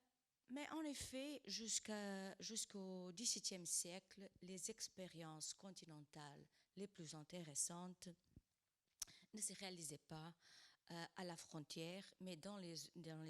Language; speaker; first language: French; non-native, fluent; Portuguese